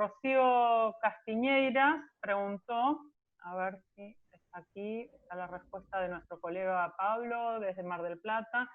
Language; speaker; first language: Spanish; native; Spanish